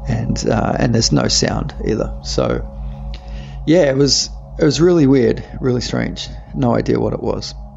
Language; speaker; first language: English; native; English